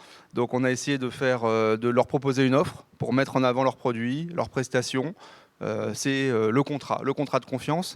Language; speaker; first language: French; native; French